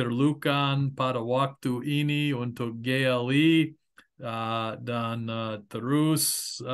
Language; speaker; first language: Indonesian; non-native, fluent; English